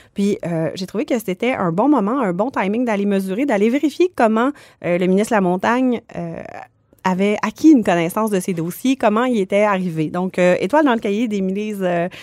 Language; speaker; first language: French; native; French